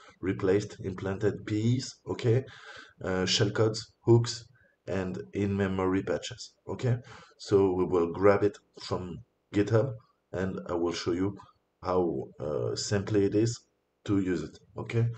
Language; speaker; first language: English; non-native, fluent; French